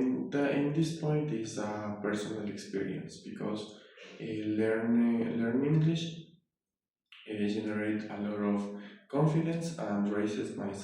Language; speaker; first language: English; non-native, learner; Spanish